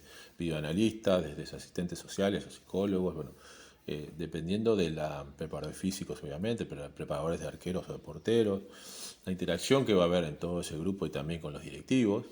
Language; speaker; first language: Spanish; native; Spanish